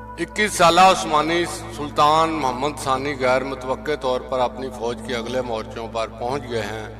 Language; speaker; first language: Urdu; non-native, local second language; Punjabi